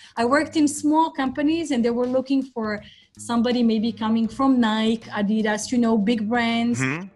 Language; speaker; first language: English; non-native, fluent; Croatian